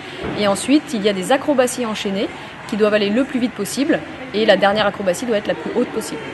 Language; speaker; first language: French; native; French